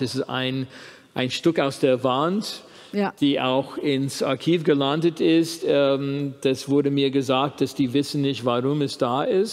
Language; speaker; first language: German; non-native, fluent; English